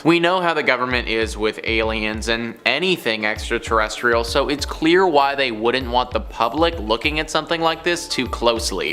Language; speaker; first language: English; native; English